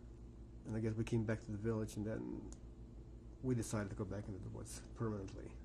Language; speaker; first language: English; early bilingual, other home language; Yiddish